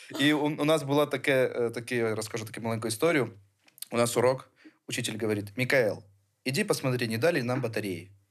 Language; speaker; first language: Ukrainian; early bilingual, other home language; Armenian